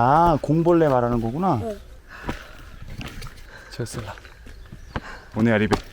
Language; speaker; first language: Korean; native; Korean